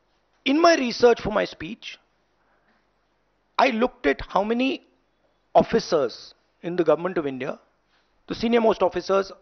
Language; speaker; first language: English; non-native, local second language; Hindi